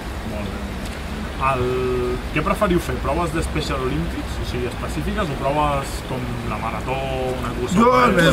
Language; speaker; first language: Catalan; native; Catalan